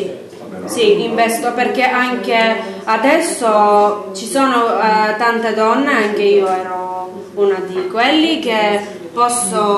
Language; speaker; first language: Italian; non-native, learner; Armenian